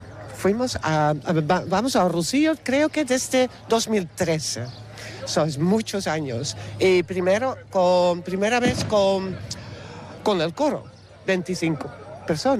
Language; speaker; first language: Spanish; non-native, learner; Dutch